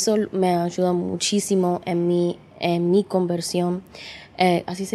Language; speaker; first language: Spanish; early bilingual, heritage; English